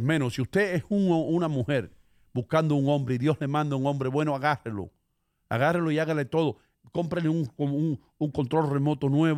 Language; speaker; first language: Spanish; native; Spanish